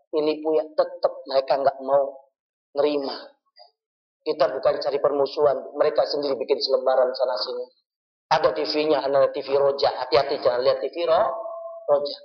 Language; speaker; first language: Indonesian; non-native, local second language; Javanese